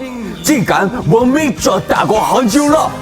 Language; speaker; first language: Chinese; non-native, learner; Korean